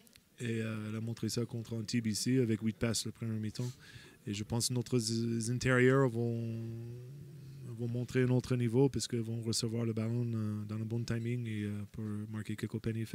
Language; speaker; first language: French; non-native, fluent; English